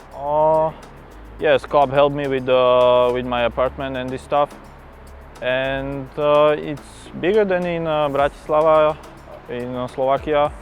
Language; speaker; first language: English; non-native, fluent; Slovak